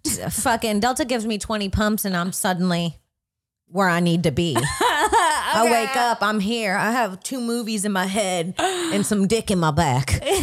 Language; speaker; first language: English; early bilingual, other home language; Spanish